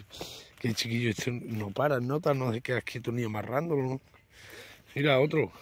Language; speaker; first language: Spanish; native; Spanish